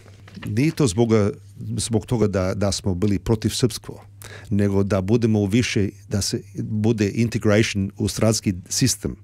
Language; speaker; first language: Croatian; early bilingual, heritage; Serbian